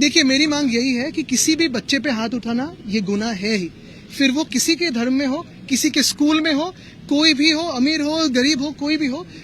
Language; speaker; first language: Hindi; non-native, local second language; Marathi